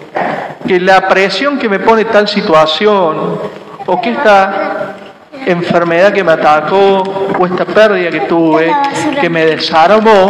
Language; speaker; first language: Spanish; native; Spanish